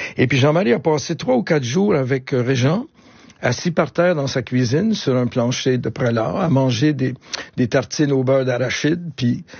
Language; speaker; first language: French; native; French